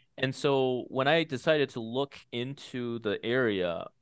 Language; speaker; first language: English; early bilingual, other home language; Chinese